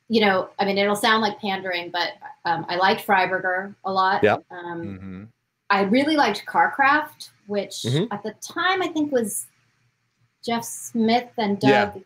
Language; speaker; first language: English; native; English